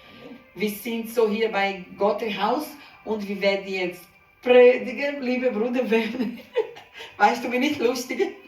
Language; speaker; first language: German; non-native, learner; Portuguese